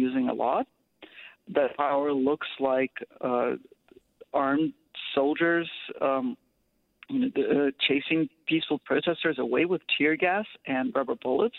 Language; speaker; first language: English; non-native, fluent; Russian